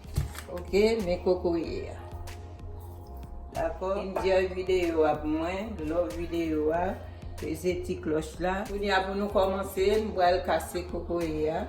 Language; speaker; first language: French; non-native, learner; Haitian Creole